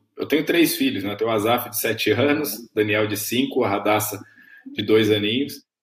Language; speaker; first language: Portuguese; native; Portuguese